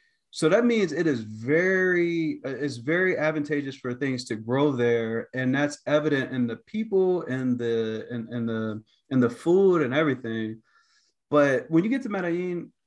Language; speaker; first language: English; native; English